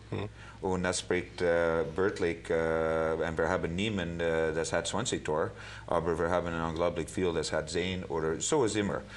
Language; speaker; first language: German; non-native, learner; English